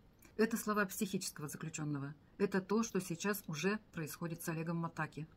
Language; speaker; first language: Russian; native; Russian